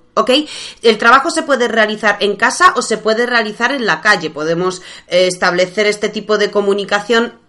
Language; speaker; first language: Spanish; non-native, fluent; Polish